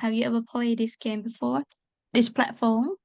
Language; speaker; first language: English; non-native, fluent; Khmer